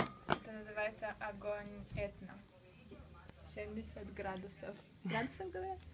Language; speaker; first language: Russian; early bilingual, heritage; Russian